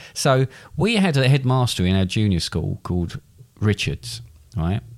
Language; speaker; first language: English; native; English